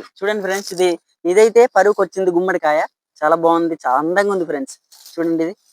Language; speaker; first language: Telugu; non-native, local second language; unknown